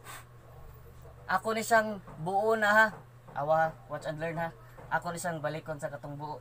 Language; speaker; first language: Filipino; non-native, local second language; Cebuano